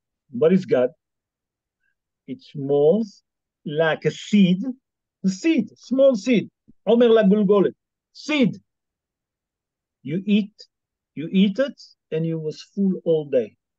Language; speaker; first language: English; non-native, fluent; Hebrew